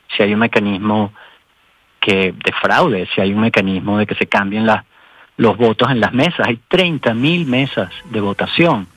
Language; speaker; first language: Spanish; native; Spanish